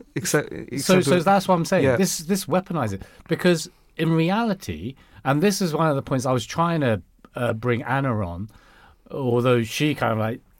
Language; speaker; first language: English; non-native, local second language; Cantonese